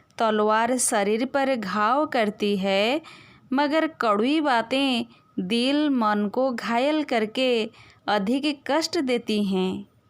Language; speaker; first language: Hindi; non-native, local second language; Odia